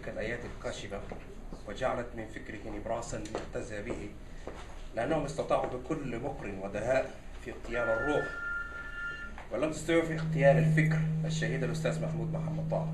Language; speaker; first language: Arabic; non-native, local second language; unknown